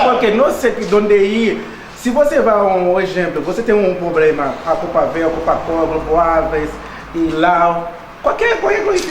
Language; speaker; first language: Portuguese; non-native, learner; Haitian Creole